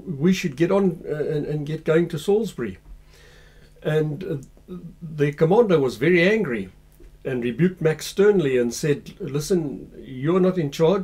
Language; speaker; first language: English; native; English